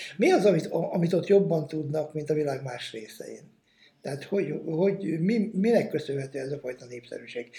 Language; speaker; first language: Hungarian; native; Hungarian